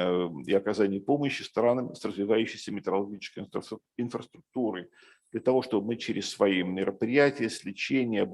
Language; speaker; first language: Russian; native; Russian